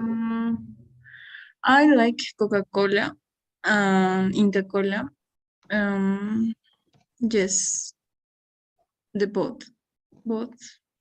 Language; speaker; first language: English; non-native, learner; Spanish